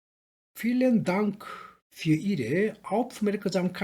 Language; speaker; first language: German; non-native, learner; Korean